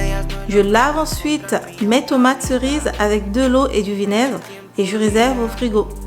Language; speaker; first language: French; native; French